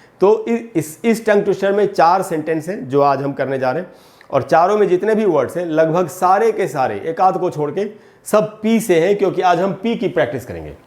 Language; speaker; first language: Hindi; native; Hindi